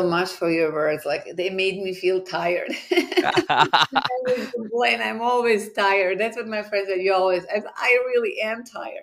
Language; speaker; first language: English; non-native, fluent; Bosnian